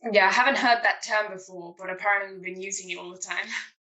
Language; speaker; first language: English; native; English